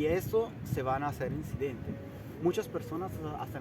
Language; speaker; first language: Spanish; early bilingual, heritage; Italian